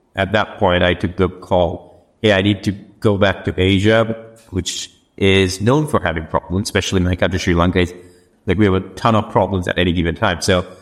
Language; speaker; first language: English; non-native, local second language; Sinhala